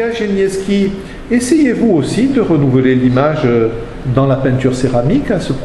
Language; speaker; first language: French; native; French